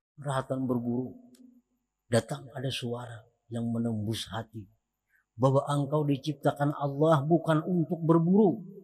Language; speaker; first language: Indonesian; non-native, local second language; Banjar